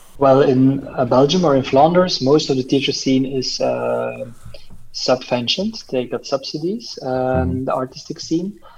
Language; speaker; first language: English; non-native, fluent; Dutch